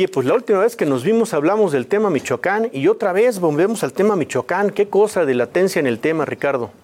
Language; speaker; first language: Spanish; native; Spanish